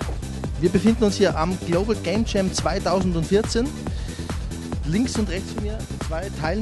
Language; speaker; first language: German; native; German